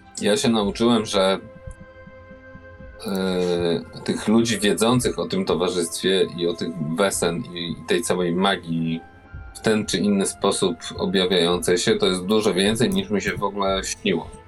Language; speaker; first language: Polish; native; Polish